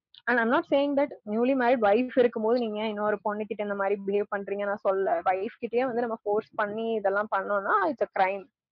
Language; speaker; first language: English; non-native, local second language; Tamil